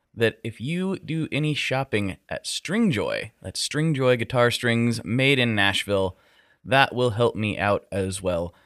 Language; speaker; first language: English; early bilingual, other home language; Italian